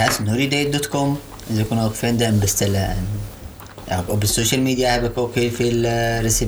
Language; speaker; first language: Dutch; non-native, learner; Arabic